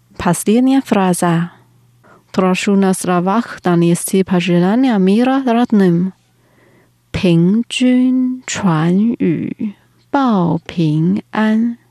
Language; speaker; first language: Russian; non-native, fluent; Chinese